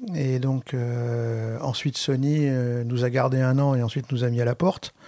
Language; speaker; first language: French; native; French